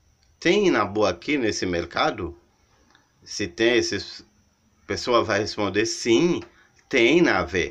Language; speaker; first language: Portuguese; non-native, learner; Haitian Creole